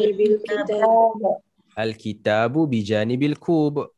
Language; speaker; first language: Arabic; non-native, fluent; Malay